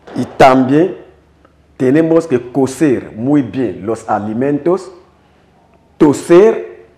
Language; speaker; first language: Spanish; non-native, fluent; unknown